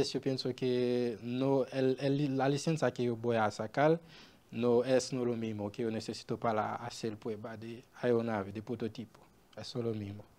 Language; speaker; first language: Spanish; non-native, learner; Haitian Creole